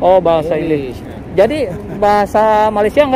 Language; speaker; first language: Indonesian; native; Indonesian